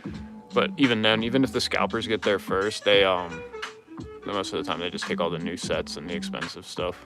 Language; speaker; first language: English; native; English